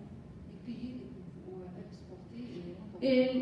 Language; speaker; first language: French; non-native, learner; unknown